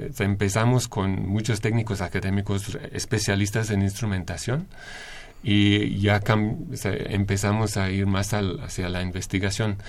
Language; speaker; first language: Spanish; non-native, fluent; English